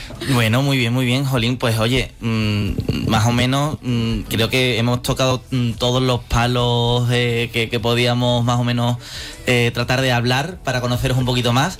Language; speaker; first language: Spanish; native; Spanish